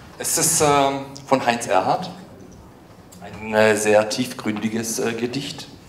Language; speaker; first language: German; early bilingual, other home language; Polish